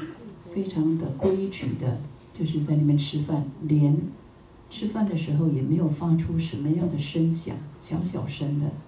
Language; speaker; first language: Chinese; native; Chinese